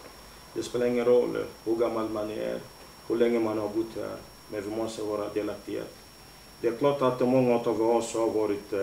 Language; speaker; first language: Swedish; non-native, fluent; Lingala